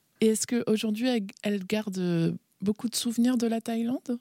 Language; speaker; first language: French; native; French